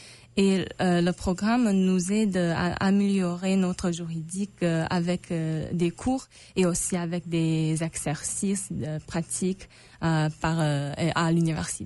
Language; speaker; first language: French; non-native, local second language; English